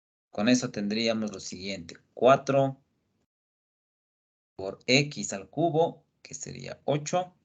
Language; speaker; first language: Spanish; native; Spanish